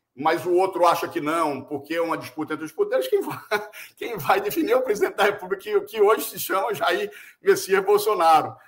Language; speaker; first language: Portuguese; native; Portuguese